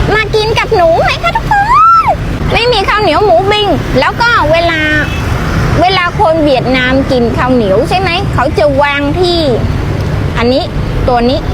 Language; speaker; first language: Thai; non-native, learner; Vietnamese